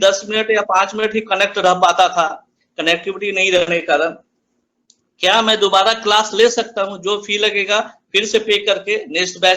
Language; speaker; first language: Hindi; native; Hindi